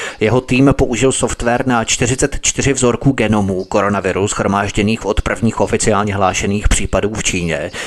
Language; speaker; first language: Czech; native; Czech